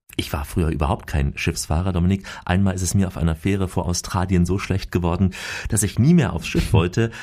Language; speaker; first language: German; native; German